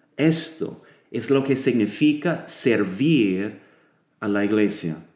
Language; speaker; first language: Spanish; non-native, fluent; English